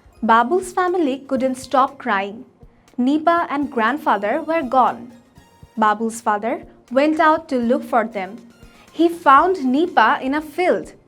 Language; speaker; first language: English; non-native, local second language; Bangla